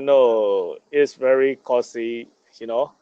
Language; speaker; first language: English; non-native, learner; Burmese